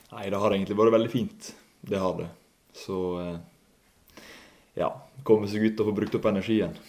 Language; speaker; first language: Norwegian; native; Norwegian